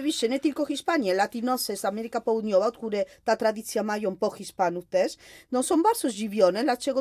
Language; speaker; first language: Polish; non-native, fluent; Spanish